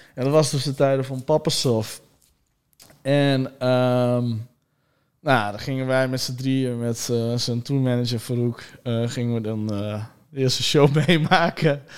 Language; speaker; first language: Dutch; early bilingual, other home language; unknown